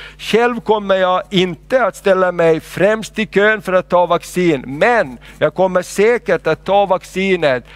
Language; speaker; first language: Swedish; non-native, fluent; Spanish